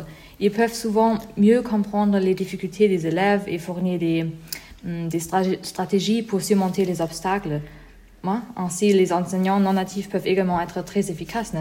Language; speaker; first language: French; non-native, fluent; German